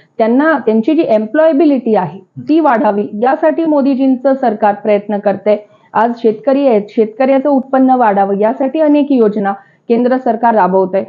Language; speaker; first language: Marathi; native; Marathi